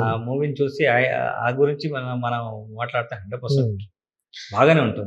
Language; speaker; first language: Telugu; non-native, learner; Kannada